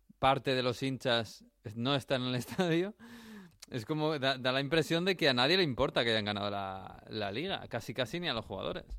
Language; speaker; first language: Spanish; native; Spanish